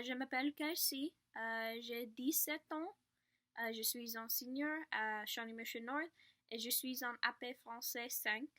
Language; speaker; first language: French; non-native, learner; English